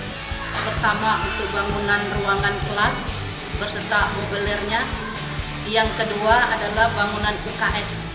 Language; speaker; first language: Indonesian; native; Indonesian